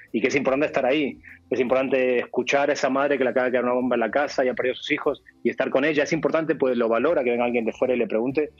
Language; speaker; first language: Spanish; native; Spanish